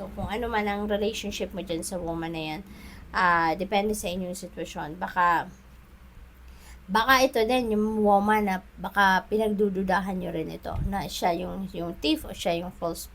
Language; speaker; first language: Filipino; native; Filipino